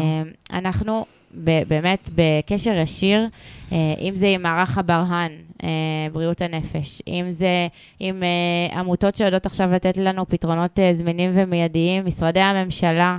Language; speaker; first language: Hebrew; native; Hebrew